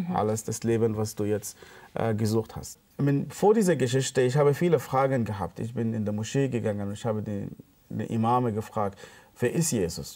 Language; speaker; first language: German; non-native, fluent; Arabic